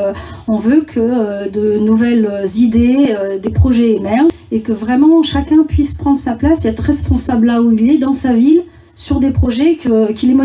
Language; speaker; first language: French; native; French